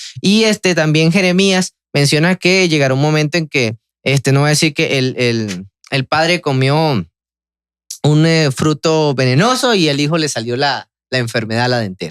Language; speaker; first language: Spanish; native; Spanish